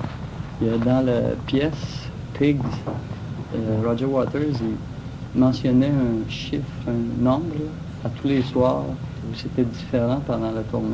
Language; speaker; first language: French; native; French